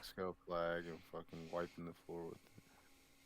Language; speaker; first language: English; native; English